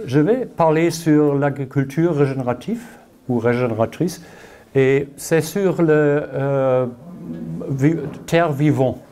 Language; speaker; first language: French; non-native, learner; German